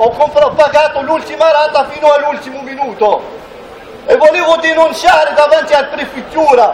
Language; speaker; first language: Italian; non-native, fluent; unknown